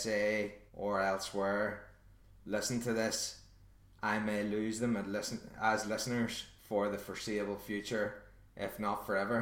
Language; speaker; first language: English; native; English